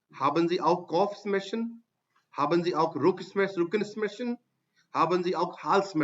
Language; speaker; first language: German; non-native, fluent; Hindi